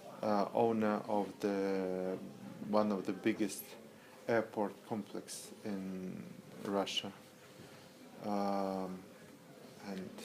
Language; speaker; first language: English; non-native, learner; Russian